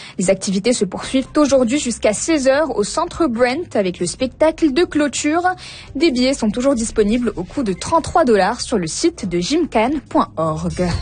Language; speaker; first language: French; native; French